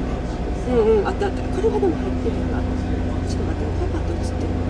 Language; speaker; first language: Japanese; native; Japanese